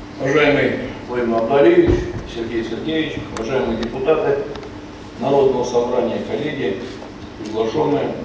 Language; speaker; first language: Russian; native; Russian